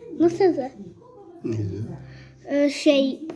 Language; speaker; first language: Turkish; early bilingual, heritage; Turkish